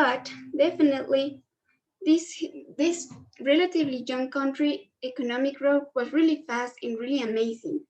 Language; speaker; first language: English; non-native, learner; Spanish